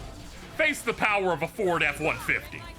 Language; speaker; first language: English; native; English